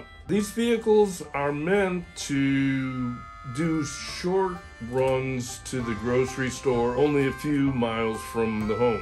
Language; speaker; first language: English; native; English